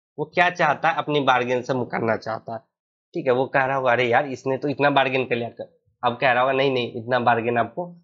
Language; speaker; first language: Hindi; native; Hindi